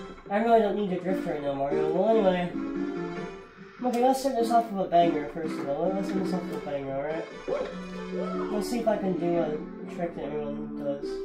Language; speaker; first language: English; native; English